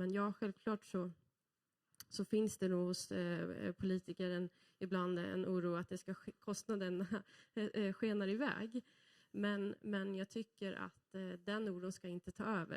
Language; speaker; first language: Swedish; native; Swedish